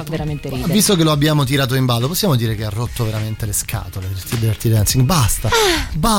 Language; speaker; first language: Italian; native; Italian